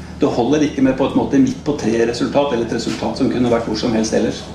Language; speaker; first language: Norwegian; native; Norwegian